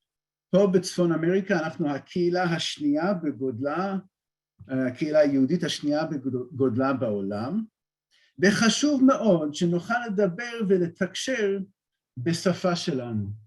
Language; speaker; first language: Hebrew; non-native, fluent; English